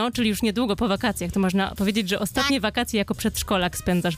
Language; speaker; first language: Polish; native; Polish